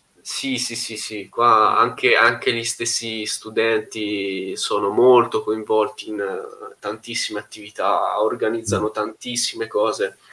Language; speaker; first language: Italian; native; Italian